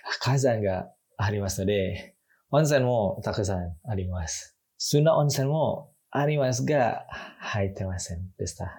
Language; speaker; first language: Japanese; non-native, learner; Indonesian